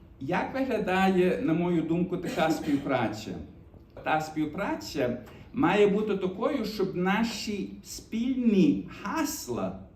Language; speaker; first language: Ukrainian; early bilingual, heritage; Ukrainian